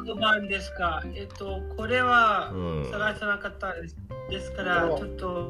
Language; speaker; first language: Japanese; non-native, learner; Urdu